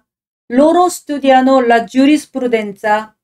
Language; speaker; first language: Italian; non-native, fluent; Korean